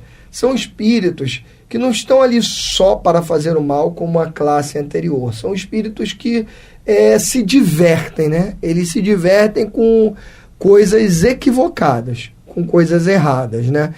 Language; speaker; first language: Portuguese; native; Portuguese